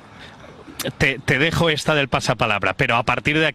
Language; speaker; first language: Spanish; native; Spanish